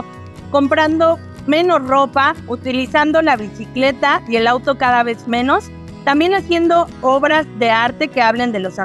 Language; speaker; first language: Spanish; native; Spanish